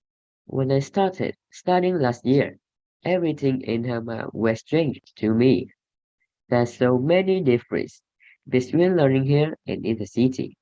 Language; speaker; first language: English; non-native, learner; Vietnamese